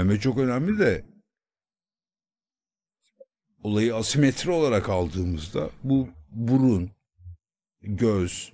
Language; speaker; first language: Turkish; native; Turkish